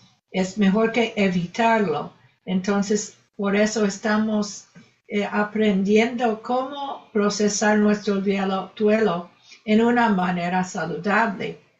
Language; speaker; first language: Spanish; non-native, fluent; English